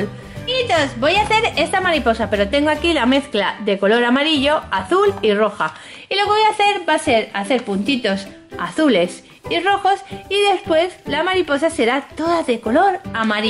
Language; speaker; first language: Spanish; native; Spanish